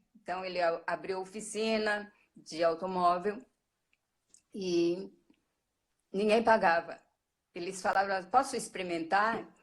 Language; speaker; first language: Portuguese; early bilingual, other home language; Japanese